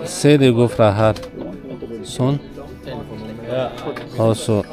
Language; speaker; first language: Norwegian; non-native, learner; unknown